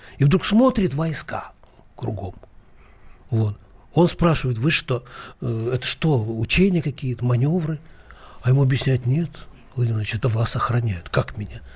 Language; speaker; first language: Russian; native; Russian